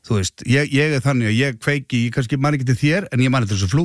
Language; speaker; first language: Icelandic; native; Icelandic